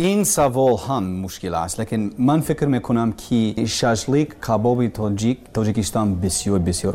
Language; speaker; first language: Persian; non-native, learner; English